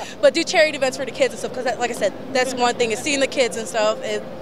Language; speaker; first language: English; native; English